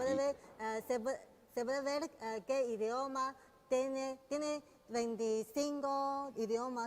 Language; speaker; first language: Spanish; non-native, learner; Chinese